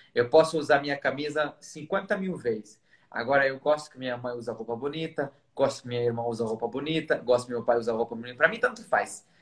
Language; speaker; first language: Portuguese; non-native, fluent; Arabic